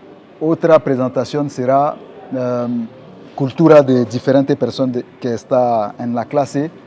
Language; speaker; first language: Spanish; non-native, learner; French